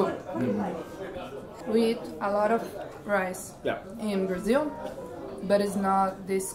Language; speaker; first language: English; non-native, fluent; Portuguese